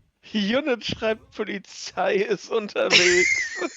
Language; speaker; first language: German; native; German